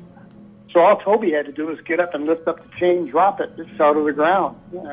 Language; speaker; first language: English; native; English